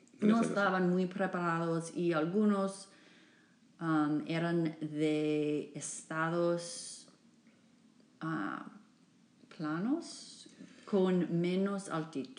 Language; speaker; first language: Spanish; non-native, fluent; English